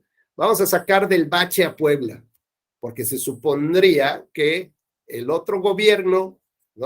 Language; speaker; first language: Spanish; native; Spanish